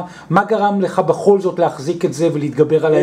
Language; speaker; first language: Hebrew; native; Hebrew